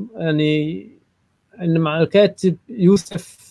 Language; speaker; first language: Arabic; non-native, learner; English